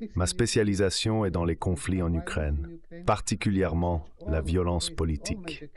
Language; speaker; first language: French; non-native, fluent; Ukrainian